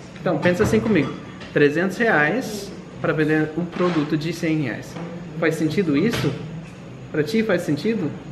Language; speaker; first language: Portuguese; non-native, fluent; English